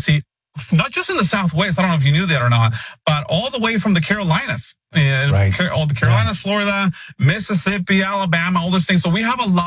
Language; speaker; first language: English; non-native, fluent; Spanish